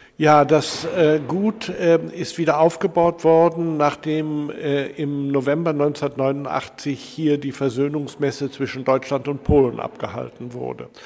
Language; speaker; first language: German; native; German